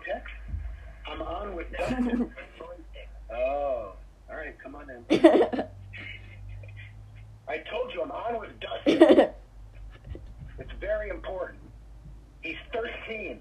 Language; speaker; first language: English; native; English